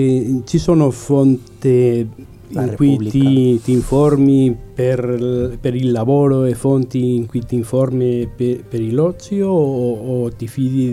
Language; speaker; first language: Italian; non-native, fluent; Spanish